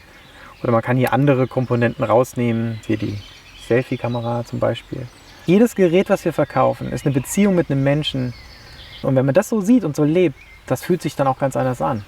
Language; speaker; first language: German; native; German